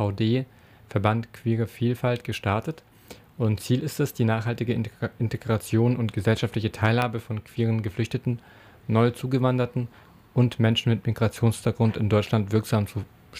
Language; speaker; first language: German; native; German